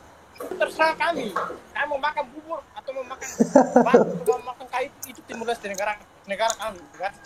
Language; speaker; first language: Indonesian; non-native, local second language; Tetum